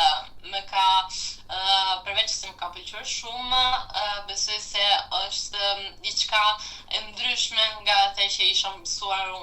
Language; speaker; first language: Albanian; non-native, fluent; Italian